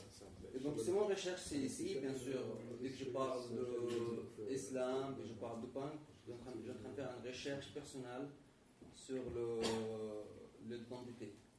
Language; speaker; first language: French; non-native, fluent; Arabic